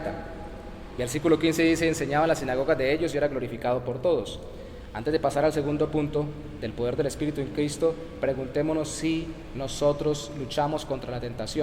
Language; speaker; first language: Spanish; native; Spanish